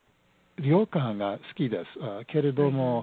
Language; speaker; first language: Japanese; non-native, learner; English